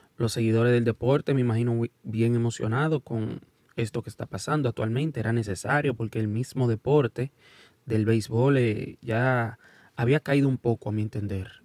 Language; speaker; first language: Spanish; early bilingual, heritage; Spanish